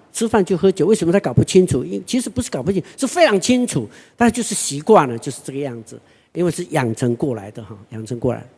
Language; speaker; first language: Chinese; non-native, local second language; Hakka Chinese